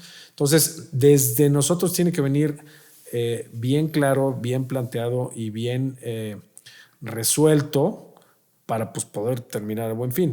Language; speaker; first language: Spanish; native; Spanish